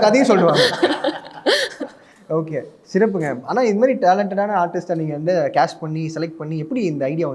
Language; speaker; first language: Tamil; native; Tamil